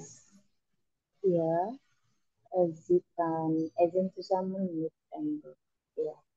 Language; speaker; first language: German; non-native, learner; Indonesian